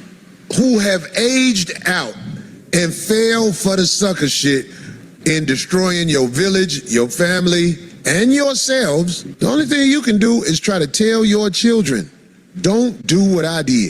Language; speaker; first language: English; native; English